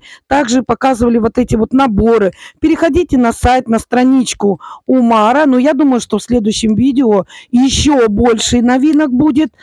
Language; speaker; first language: Russian; native; Russian